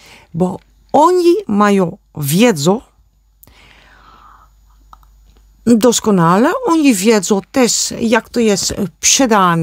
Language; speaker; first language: Polish; non-native, learner; Dutch